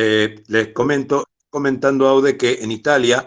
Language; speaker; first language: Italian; non-native, learner; Spanish